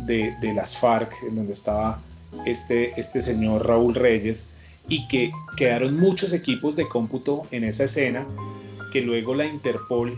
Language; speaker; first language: Spanish; native; Spanish